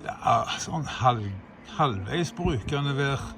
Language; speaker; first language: Norwegian; native; Norwegian